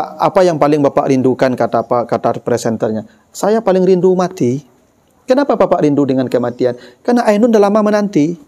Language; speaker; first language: Malay; non-native, local second language; Minangkabau